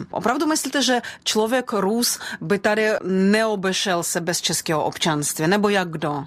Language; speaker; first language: Czech; non-native, fluent; Russian